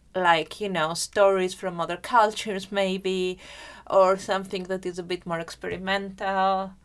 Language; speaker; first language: English; non-native, fluent; Greek